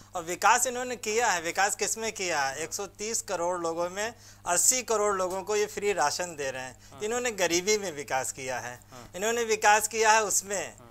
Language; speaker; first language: Hindi; native; Hindi